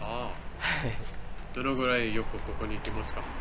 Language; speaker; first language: Japanese; non-native, learner; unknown